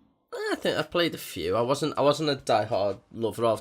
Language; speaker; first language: English; native; English